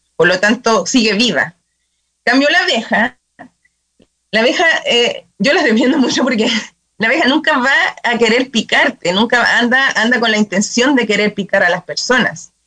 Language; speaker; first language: Spanish; native; Spanish